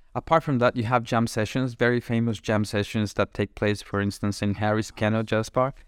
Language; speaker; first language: English; non-native, fluent; Spanish